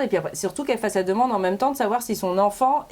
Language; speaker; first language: French; native; French